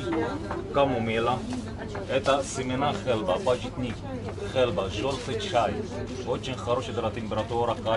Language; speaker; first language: Russian; non-native, learner; Arabic